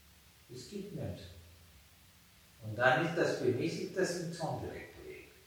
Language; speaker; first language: German; non-native, fluent; Sinhala